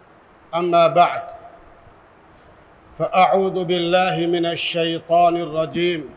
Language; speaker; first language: Arabic; non-native, fluent; Urdu